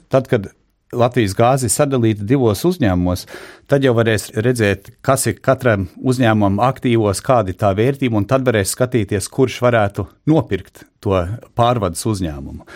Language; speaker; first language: Latvian; early bilingual, heritage; Latvian